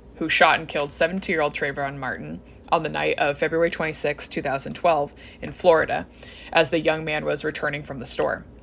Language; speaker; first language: English; native; English